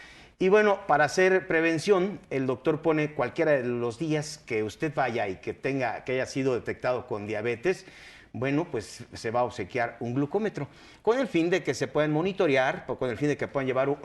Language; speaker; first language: Spanish; native; Spanish